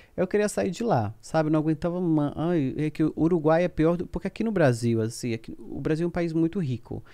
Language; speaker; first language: Portuguese; non-native, fluent; Spanish